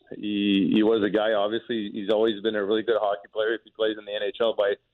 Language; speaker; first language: English; non-native, fluent; French